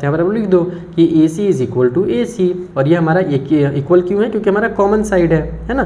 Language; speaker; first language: Hindi; native; Hindi